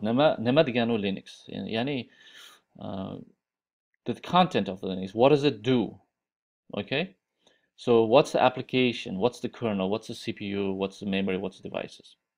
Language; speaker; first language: English; non-native, fluent; Uzbek